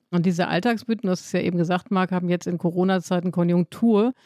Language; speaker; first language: German; native; German